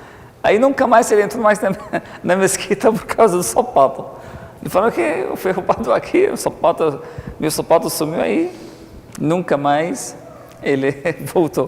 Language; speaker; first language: Portuguese; non-native, fluent; Arabic